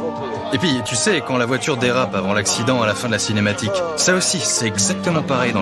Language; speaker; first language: French; native; French